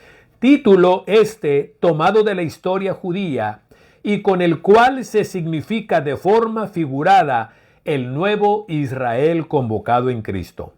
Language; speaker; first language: Spanish; native; Spanish